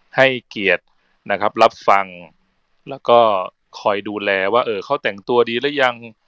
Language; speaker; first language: Thai; native; Thai